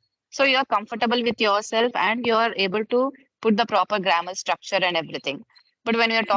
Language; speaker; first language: English; non-native, fluent; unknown